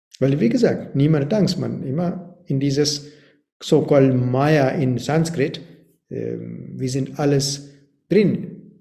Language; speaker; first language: German; non-native, learner; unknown